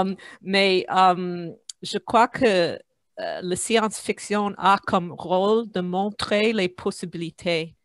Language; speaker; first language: French; non-native, fluent; English